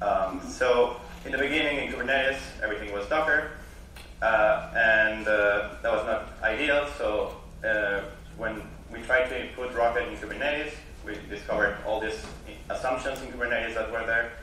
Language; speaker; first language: English; non-native, fluent; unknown